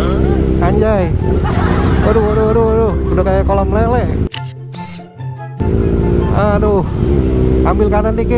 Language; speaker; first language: Indonesian; native; Indonesian